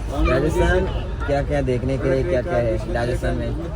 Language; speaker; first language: Hindi; non-native, local second language; Malayalam